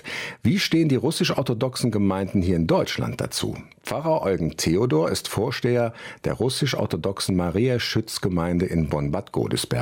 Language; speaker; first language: German; native; German